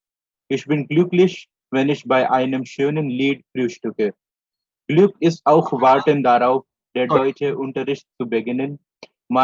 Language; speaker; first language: German; non-native, learner; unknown